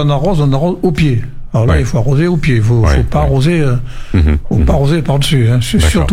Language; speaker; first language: French; native; French